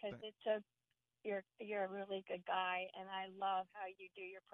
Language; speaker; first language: English; non-native, fluent; Chinese